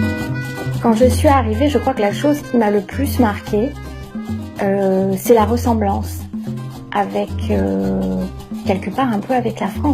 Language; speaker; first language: French; native; French